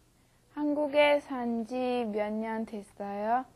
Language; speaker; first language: Korean; non-native, learner; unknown